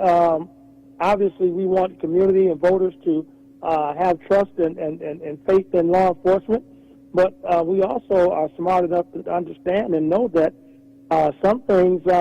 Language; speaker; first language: English; native; English